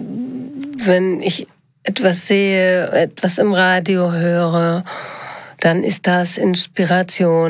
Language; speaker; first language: German; non-native, learner; Ukrainian